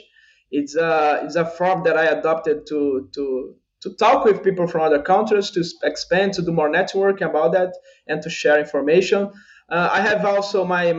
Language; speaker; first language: English; non-native, fluent; Portuguese